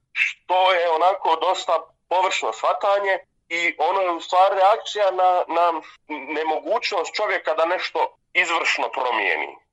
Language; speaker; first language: Bosnian; native; Bosnian